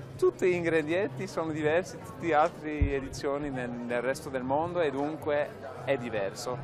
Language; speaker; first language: Italian; non-native, fluent; English